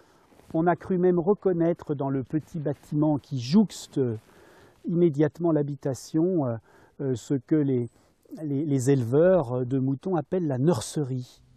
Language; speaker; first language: French; native; French